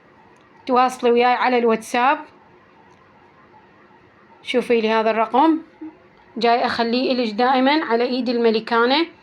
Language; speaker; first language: Arabic; native; Arabic